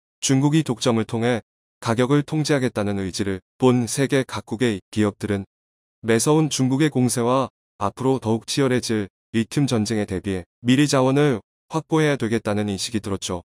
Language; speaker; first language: Korean; native; Korean